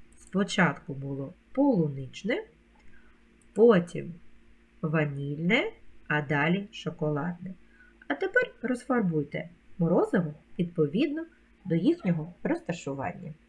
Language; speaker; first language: Ukrainian; native; Ukrainian